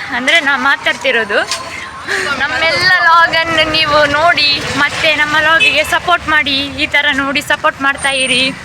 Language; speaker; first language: Kannada; non-native, local second language; Tulu